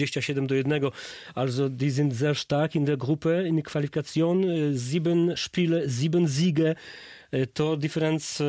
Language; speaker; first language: German; non-native, learner; Polish